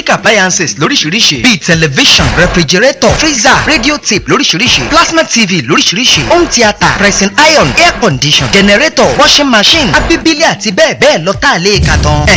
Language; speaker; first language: English; non-native, local second language; Yoruba